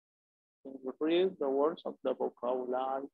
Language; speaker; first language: English; non-native, fluent; Spanish